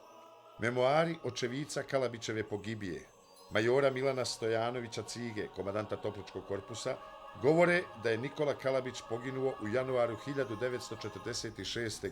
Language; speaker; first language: Bosnian; native; Bosnian